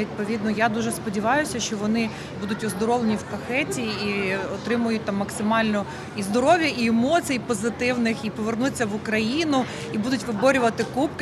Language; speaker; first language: Ukrainian; native; Ukrainian